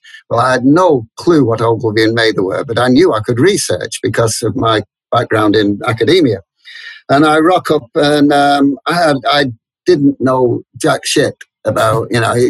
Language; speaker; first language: English; native; English